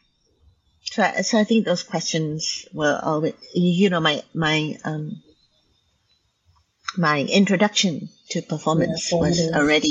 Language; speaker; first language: English; non-native, local second language; Min Nan Chinese